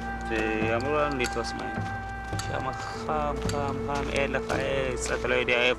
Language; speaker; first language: Hebrew; non-native, learner; Amharic